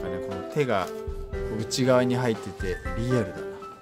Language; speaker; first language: Japanese; native; Japanese